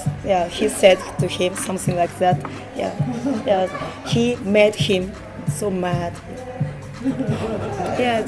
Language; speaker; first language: English; non-native, learner; Japanese